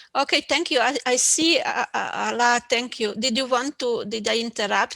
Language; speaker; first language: English; non-native, fluent; Slovenian